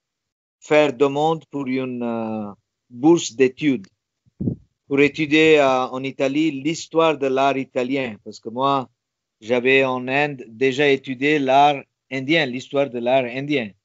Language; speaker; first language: French; non-native, fluent; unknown